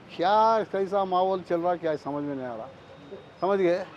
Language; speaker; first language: Hindi; non-native, local second language; Telugu